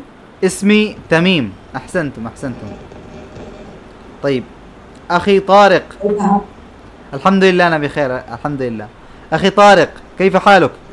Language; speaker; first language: Arabic; non-native, fluent; Bangla